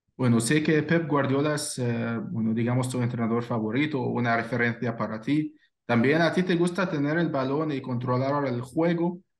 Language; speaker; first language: Spanish; non-native, fluent; Arabic